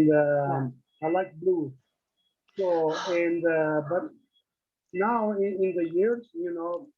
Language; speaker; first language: English; non-native, learner; Italian